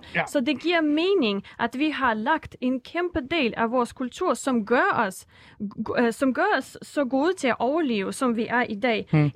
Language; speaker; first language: Danish; non-native, fluent; Russian